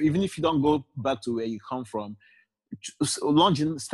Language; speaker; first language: English; non-native, local second language; Igbo